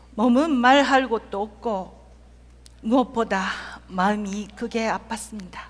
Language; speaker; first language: Korean; non-native, fluent; Japanese